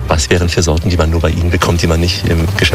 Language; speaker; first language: German; native; German